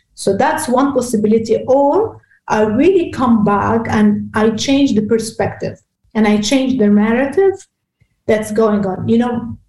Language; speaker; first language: English; non-native, fluent; Arabic